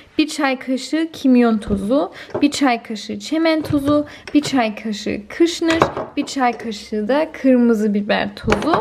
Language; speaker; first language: Turkish; early bilingual, heritage; Turkish